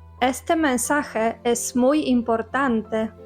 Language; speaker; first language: Spanish; non-native, fluent; Polish